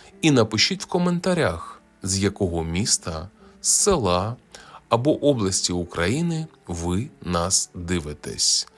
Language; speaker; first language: Ukrainian; native; Ukrainian